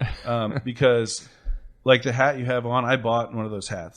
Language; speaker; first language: English; native; English